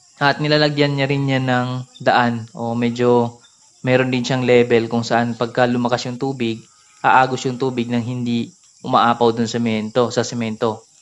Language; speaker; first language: Filipino; non-native, local second language; Cebuano